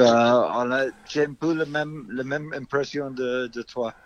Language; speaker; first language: French; non-native, fluent; English